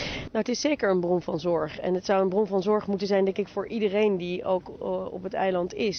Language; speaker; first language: Dutch; native; Dutch